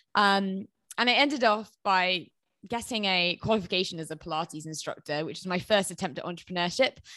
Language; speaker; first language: English; native; English